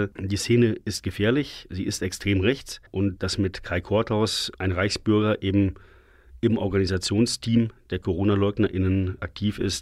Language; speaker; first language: German; native; German